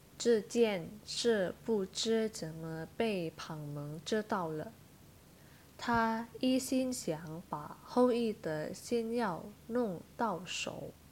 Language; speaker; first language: Chinese; non-native, fluent; Indonesian